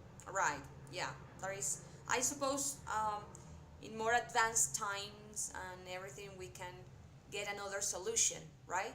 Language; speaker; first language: English; non-native, fluent; Spanish